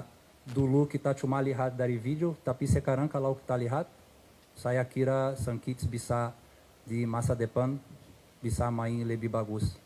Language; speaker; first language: Indonesian; non-native, fluent; Portuguese